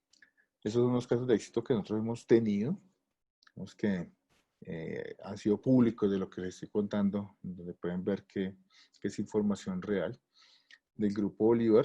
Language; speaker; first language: Spanish; native; Spanish